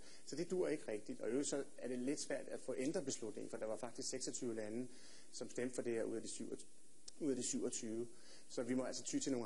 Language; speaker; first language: Danish; native; Danish